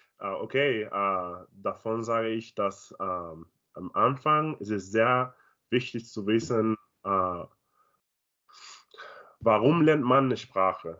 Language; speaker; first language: German; non-native, learner; Spanish